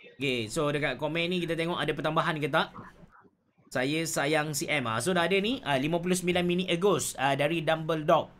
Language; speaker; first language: Malay; native; Malay